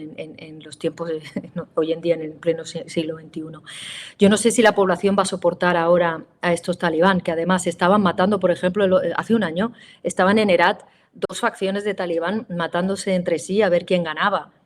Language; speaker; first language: Spanish; native; Spanish